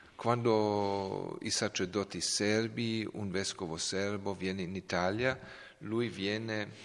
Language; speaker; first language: Italian; non-native, learner; Serbian